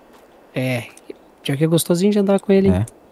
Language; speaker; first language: Portuguese; native; Portuguese